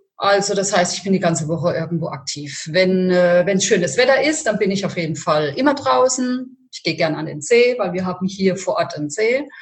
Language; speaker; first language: German; early bilingual, other home language; Italian